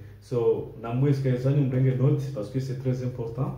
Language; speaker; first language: French; non-native, local second language; Swahili